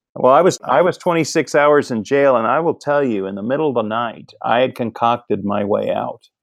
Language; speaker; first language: English; native; English